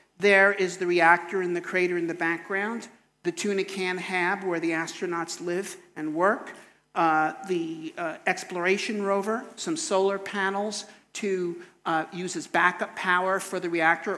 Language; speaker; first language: English; native; English